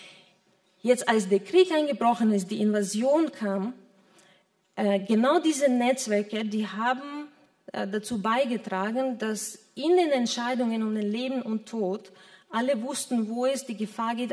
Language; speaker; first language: German; non-native, fluent; Ukrainian